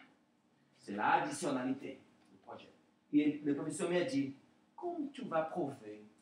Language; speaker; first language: French; non-native, learner; Portuguese